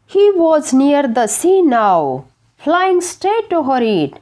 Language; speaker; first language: English; non-native, local second language; Marathi